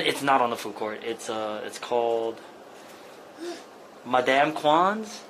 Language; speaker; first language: English; early bilingual, other home language; Chinese